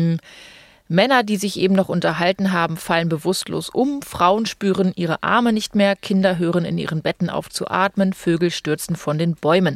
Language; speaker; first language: German; native; German